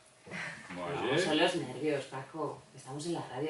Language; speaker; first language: Spanish; native; Spanish